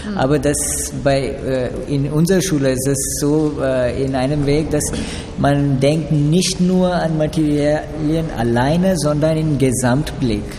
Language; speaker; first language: German; non-native, learner; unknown